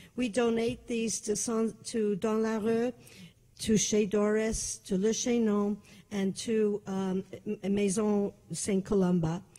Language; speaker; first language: English; native; English